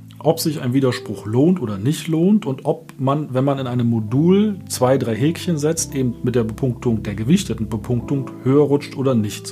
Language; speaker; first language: German; native; German